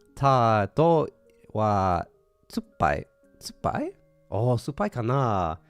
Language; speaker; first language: Japanese; non-native, learner; English